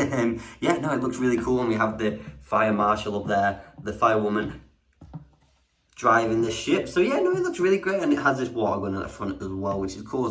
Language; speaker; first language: English; native; English